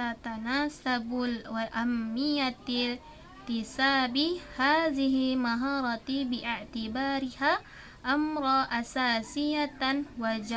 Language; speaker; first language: Arabic; non-native, learner; Indonesian